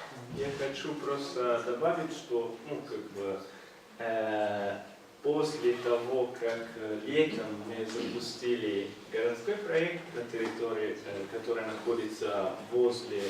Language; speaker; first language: Russian; non-native, fluent; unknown